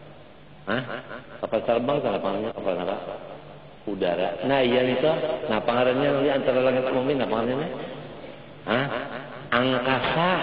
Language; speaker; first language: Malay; non-native, local second language; Banjar